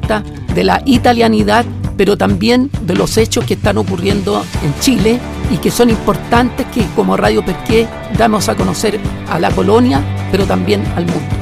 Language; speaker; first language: Spanish; native; Spanish